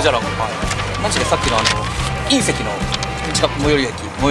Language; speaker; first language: Japanese; native; Japanese